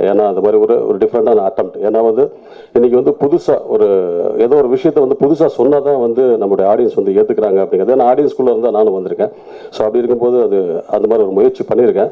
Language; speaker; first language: Tamil; native; Tamil